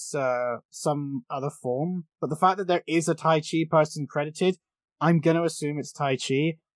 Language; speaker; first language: English; native; English